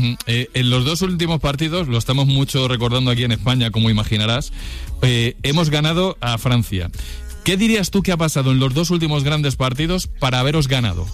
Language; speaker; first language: Spanish; native; Spanish